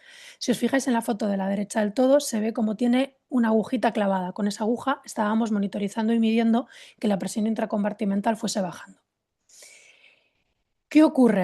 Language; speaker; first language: Spanish; native; Spanish